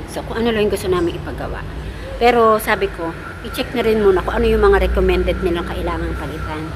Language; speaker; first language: Filipino; native; Filipino